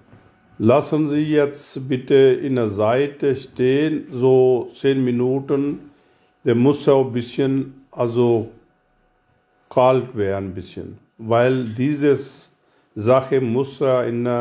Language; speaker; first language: German; non-native, learner; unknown